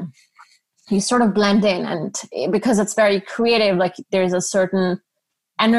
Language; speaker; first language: English; non-native, local second language; Urdu